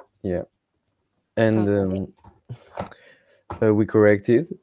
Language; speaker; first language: English; non-native, learner; French